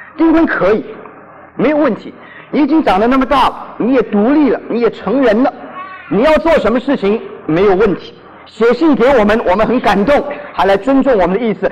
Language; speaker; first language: Chinese; non-native, local second language; Cantonese